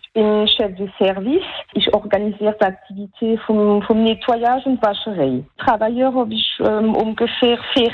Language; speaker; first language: German; non-native, local second language; French